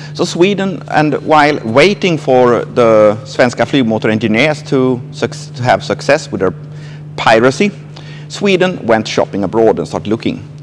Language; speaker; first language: English; non-native, fluent; Swedish